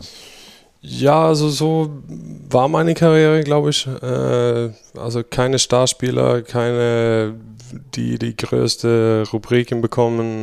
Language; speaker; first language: German; non-native, fluent; Swedish